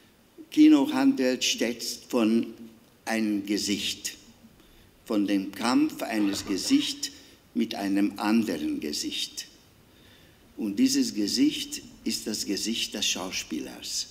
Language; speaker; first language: German; non-native, fluent; Hungarian